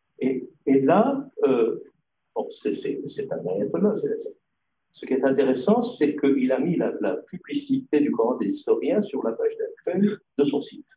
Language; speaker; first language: French; non-native, local second language; Arabic